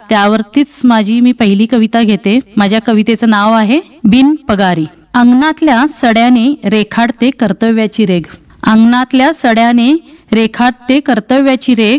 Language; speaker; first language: Marathi; native; Marathi